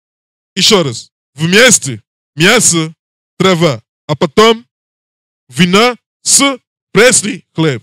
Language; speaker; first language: Russian; non-native, learner; English